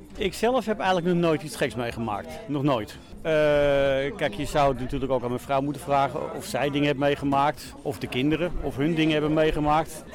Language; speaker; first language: Dutch; native; Dutch